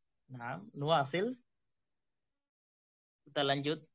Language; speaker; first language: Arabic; non-native, fluent; Indonesian